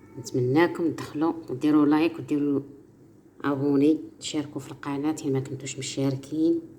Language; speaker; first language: Arabic; native; Arabic